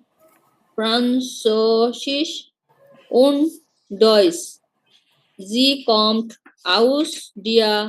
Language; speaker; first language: German; non-native, learner; Bangla